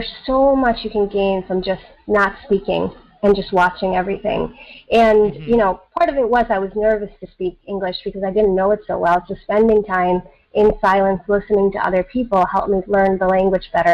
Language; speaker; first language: English; early bilingual, other home language; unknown